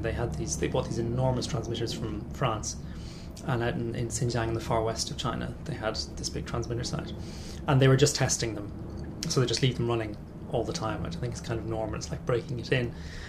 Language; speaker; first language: English; native; English